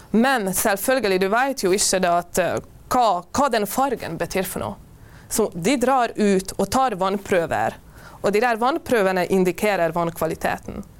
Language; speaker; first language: Norwegian; non-native, fluent; Hungarian